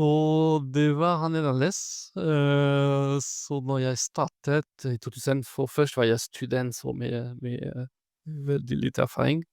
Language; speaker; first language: Norwegian; non-native, fluent; French